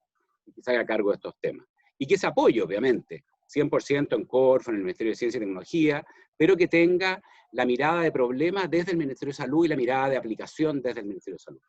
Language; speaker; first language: Spanish; native; Spanish